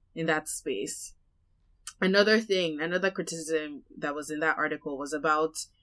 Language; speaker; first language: English; non-native, local second language; Yoruba